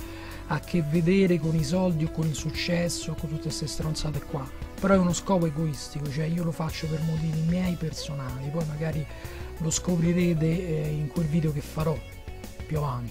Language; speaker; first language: Italian; native; Italian